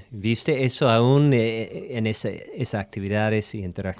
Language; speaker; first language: Spanish; non-native, fluent; English